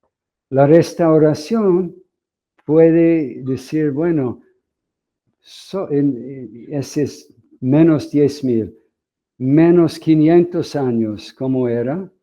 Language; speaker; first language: Spanish; non-native, fluent; English